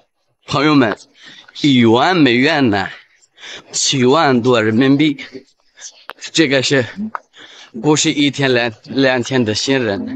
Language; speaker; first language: Chinese; non-native, fluent; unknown